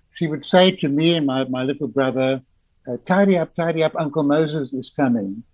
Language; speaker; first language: English; native; English